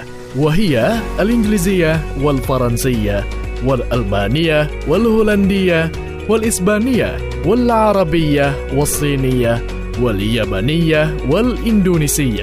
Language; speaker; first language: Arabic; non-native, fluent; Indonesian